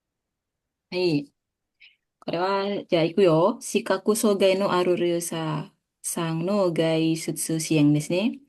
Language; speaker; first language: Japanese; non-native, fluent; Indonesian